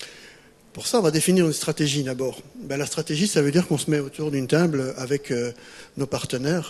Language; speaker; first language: French; native; French